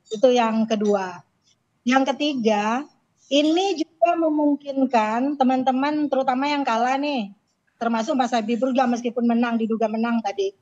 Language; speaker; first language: Indonesian; native; Indonesian